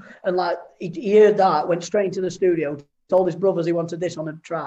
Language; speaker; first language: English; native; English